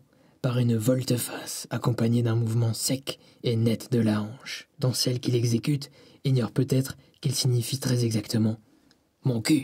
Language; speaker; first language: French; native; French